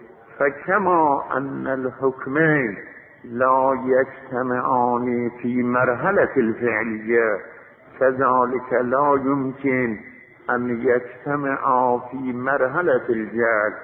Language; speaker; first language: Arabic; non-native, fluent; Azerbaijani